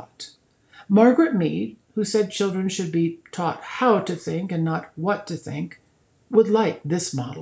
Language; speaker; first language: English; native; English